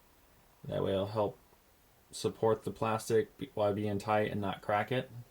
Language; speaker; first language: English; native; English